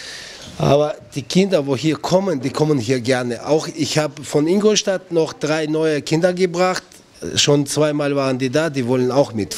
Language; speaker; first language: German; non-native, fluent; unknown